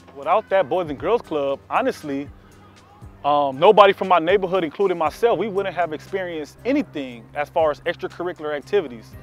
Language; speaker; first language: English; native; English